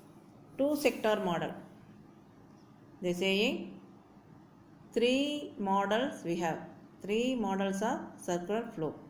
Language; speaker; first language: English; non-native, local second language; Tamil